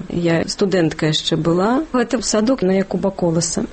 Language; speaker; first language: Belarusian; non-native, local second language; Russian